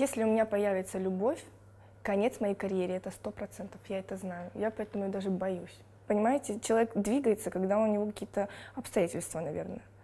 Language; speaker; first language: Russian; native; Russian